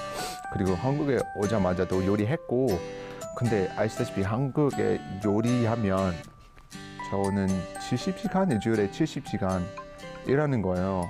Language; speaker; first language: Korean; non-native, fluent; English